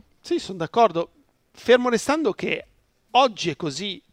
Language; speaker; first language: Italian; native; Italian